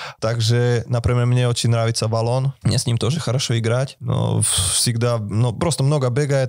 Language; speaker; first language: Russian; non-native, fluent; Slovak